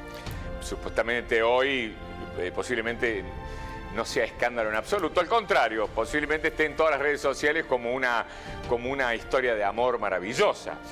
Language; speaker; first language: Spanish; native; Spanish